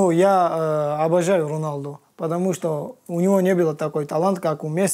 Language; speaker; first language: Russian; non-native, learner; Georgian